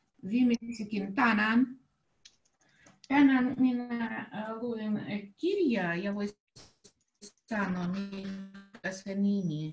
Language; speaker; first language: Finnish; non-native, learner; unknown